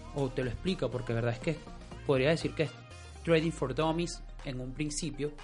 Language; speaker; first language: Spanish; native; Spanish